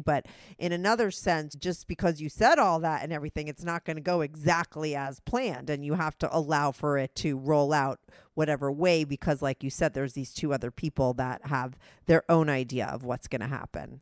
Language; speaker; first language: English; native; English